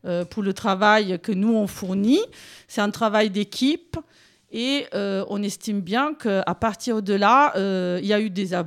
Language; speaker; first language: French; native; French